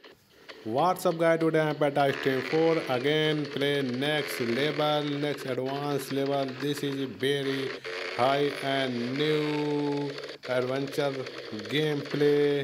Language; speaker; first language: English; non-native, learner; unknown